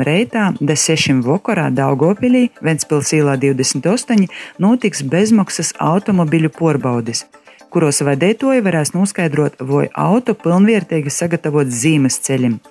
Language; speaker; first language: Latvian; native; Latvian